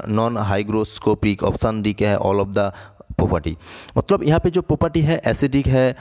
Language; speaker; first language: Hindi; native; Hindi